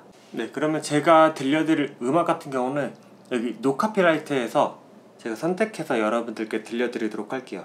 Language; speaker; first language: Korean; native; Korean